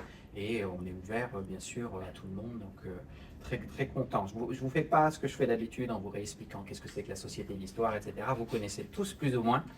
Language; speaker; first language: French; native; French